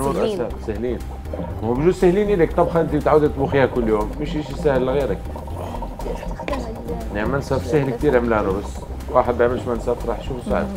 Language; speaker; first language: Arabic; native; Arabic